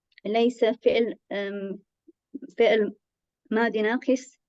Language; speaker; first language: Arabic; non-native, learner; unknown